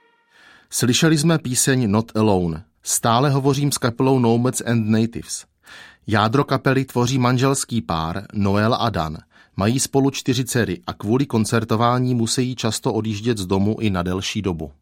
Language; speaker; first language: Czech; native; Czech